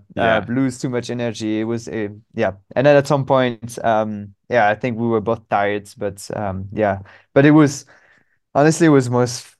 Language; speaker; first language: English; non-native, fluent; French